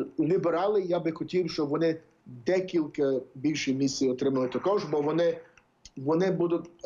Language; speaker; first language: Ukrainian; early bilingual, heritage; English